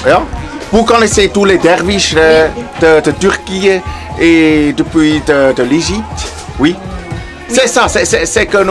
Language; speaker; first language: French; non-native, learner; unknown